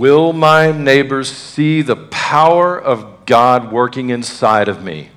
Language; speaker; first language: English; native; English